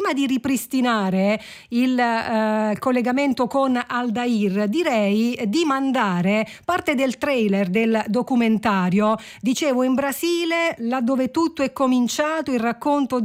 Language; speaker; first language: Italian; native; Italian